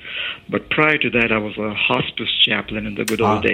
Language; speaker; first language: English; non-native, local second language; Malayalam